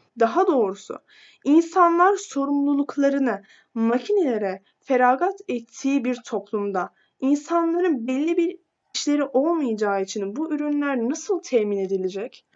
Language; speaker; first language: Turkish; native; Turkish